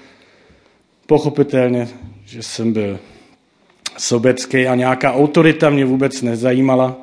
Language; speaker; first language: Czech; non-native, fluent; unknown